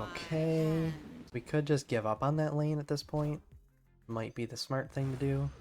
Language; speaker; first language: English; native; English